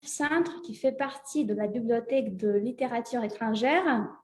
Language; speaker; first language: French; non-native, fluent; Russian